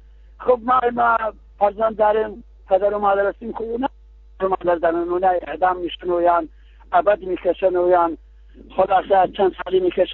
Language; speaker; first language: Persian; non-native, local second language; Kurdish